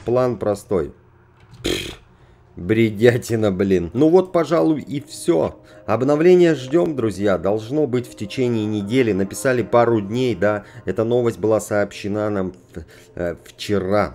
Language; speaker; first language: Russian; native; Russian